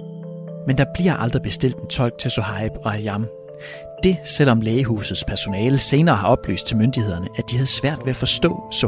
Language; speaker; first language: Danish; native; Danish